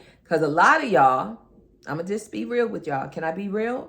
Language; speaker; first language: English; native; English